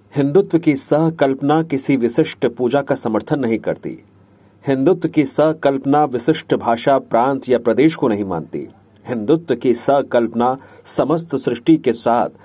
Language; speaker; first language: Hindi; native; Hindi